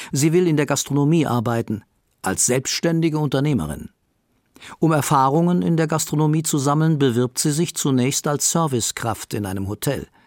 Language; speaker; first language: German; native; German